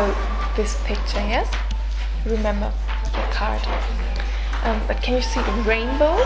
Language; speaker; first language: English; non-native, fluent; German